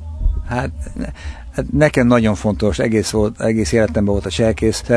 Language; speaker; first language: Hungarian; early bilingual, heritage; Hungarian